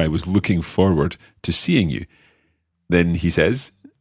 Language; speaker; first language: English; native; English